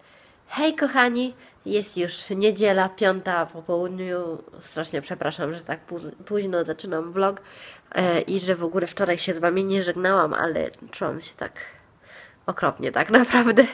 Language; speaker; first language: Polish; non-native, fluent; Italian